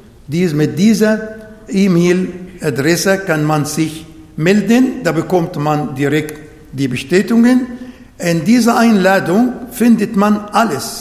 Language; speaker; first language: German; non-native, learner; Arabic